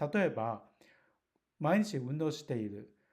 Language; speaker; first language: Japanese; non-native, learner; Cantonese